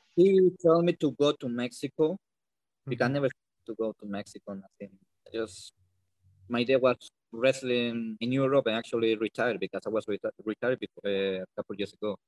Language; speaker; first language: English; non-native, learner; Spanish